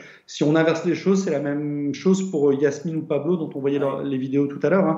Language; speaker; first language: French; native; French